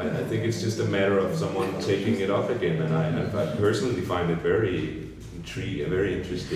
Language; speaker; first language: English; non-native, fluent; Danish